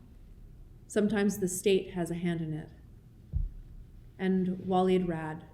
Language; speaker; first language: English; native; English